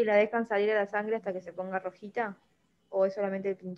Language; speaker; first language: Spanish; native; Spanish